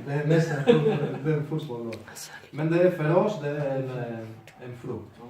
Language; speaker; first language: Swedish; non-native, fluent; Spanish